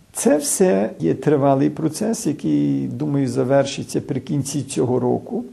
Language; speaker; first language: Ukrainian; early bilingual, heritage; Ukrainian